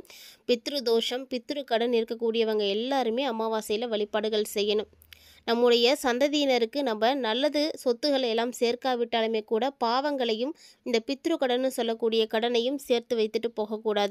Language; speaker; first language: Tamil; native; Tamil